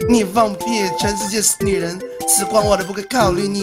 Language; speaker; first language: Chinese; native; Chinese